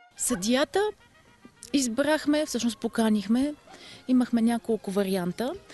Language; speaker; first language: Bulgarian; native; Bulgarian